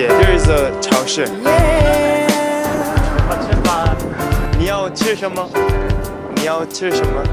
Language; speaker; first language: Chinese; non-native, learner; Korean